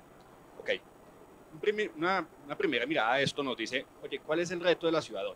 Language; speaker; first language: Spanish; native; Spanish